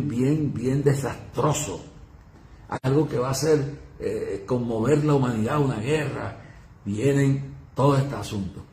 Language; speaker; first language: Spanish; native; Spanish